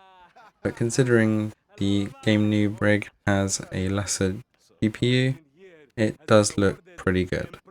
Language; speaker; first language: English; native; English